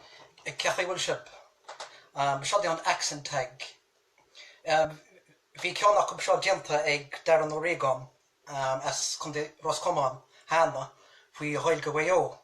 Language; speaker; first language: Irish; native; Irish